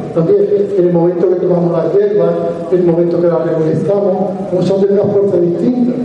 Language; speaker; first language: Spanish; native; Spanish